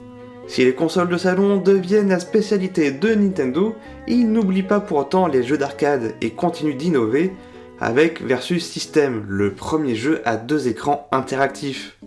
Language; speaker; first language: French; native; French